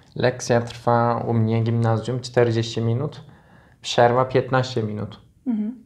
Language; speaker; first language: Polish; non-native, learner; Turkish